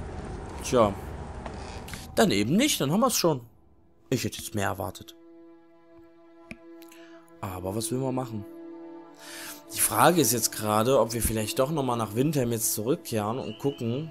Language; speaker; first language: German; native; German